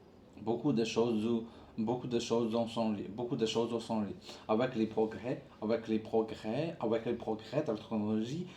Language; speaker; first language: French; non-native, learner; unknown